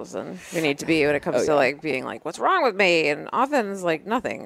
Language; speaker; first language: English; native; English